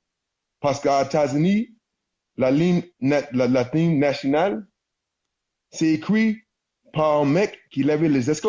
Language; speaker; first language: French; non-native, learner; English